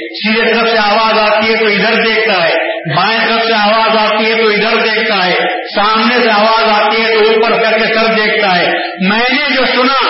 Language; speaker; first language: Urdu; native; Urdu